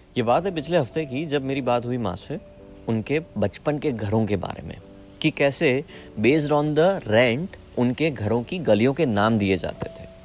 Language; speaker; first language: Hindi; non-native, local second language; Gujarati